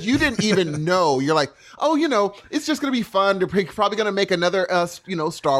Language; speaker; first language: English; native; English